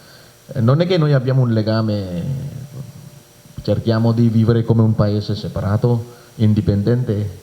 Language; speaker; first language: Italian; non-native, fluent; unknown